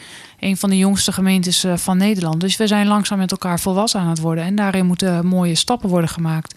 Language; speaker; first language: Dutch; native; Dutch